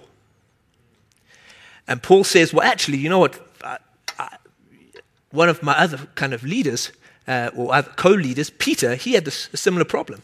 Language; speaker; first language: English; native; English